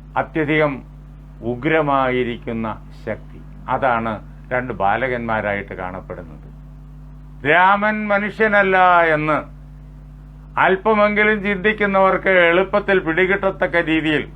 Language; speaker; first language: Malayalam; native; Malayalam